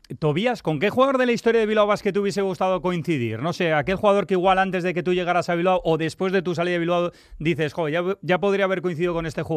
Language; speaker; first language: Spanish; native; Spanish